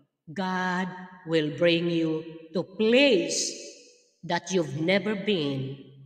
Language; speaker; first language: English; non-native, local second language; Filipino